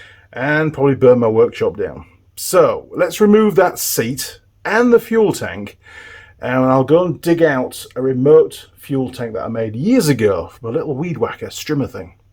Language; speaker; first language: English; native; English